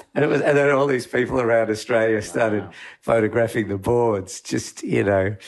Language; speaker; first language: English; native; English